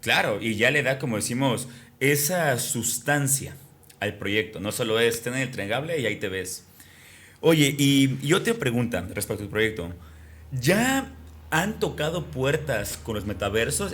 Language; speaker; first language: Spanish; native; Spanish